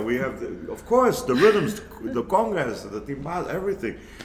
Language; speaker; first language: English; early bilingual, other home language; Spanish